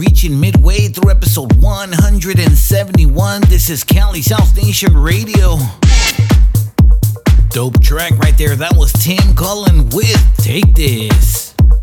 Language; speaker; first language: English; native; English